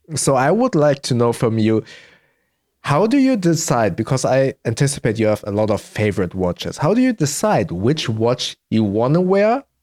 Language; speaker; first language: English; early bilingual, heritage; German